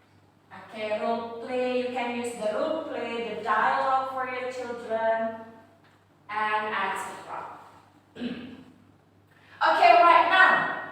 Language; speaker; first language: English; non-native, fluent; Indonesian